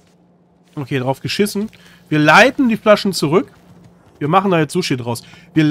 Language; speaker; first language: German; native; German